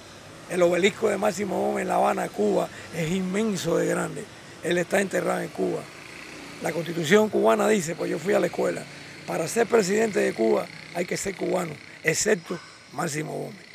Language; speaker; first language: Spanish; native; Spanish